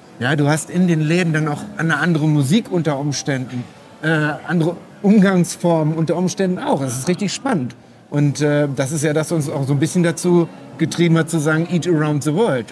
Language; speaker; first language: German; native; German